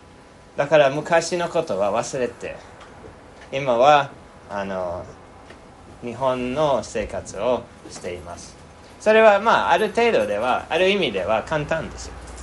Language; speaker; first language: Japanese; non-native, fluent; English